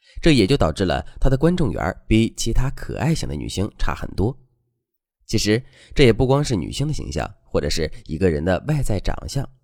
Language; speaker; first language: Chinese; native; Chinese